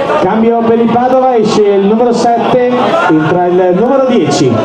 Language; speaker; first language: Italian; native; Italian